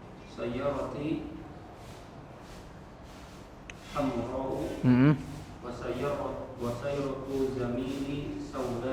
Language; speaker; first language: Arabic; non-native, learner; Indonesian